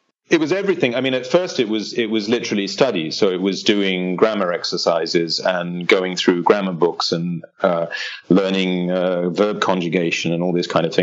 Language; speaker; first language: English; native; English